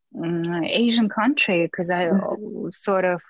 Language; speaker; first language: English; non-native, fluent; Russian